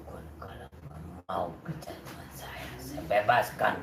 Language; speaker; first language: Indonesian; non-native, local second language; Javanese